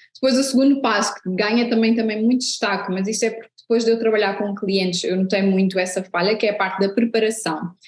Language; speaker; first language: Portuguese; native; Portuguese